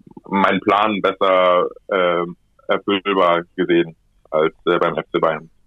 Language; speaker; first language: German; native; German